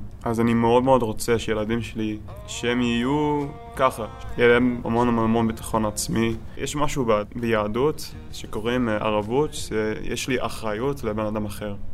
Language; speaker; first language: Hebrew; non-native, learner; English